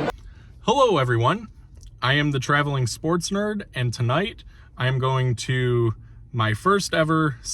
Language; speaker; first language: English; native; English